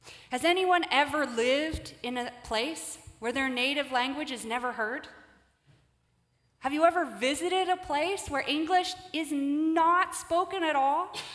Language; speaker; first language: English; native; English